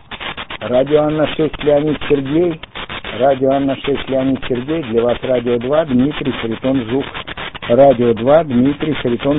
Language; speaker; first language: Russian; native; Russian